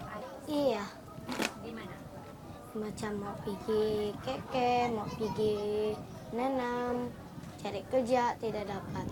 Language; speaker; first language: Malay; early bilingual, other home language; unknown